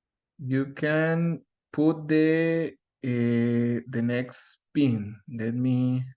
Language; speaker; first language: English; non-native, learner; Spanish